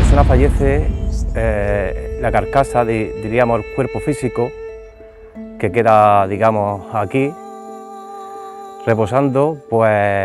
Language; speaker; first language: Spanish; native; Spanish